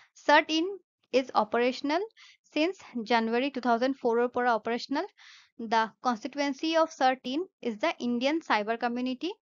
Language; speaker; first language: English; non-native, local second language; Assamese